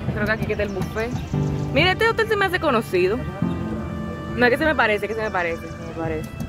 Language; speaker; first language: Spanish; native; Spanish